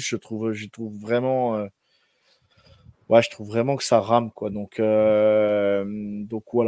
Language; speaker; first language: French; native; French